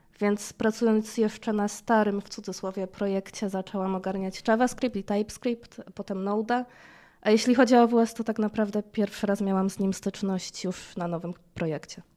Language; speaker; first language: Polish; native; Polish